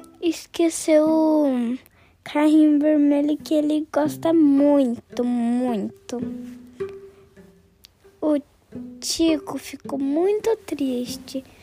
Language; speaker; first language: Portuguese; early bilingual, heritage; Portuguese